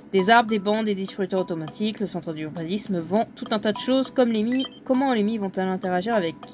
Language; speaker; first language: French; native; French